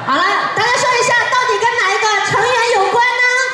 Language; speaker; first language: Chinese; non-native, local second language; Cantonese